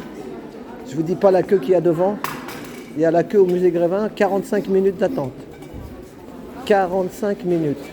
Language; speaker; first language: French; native; French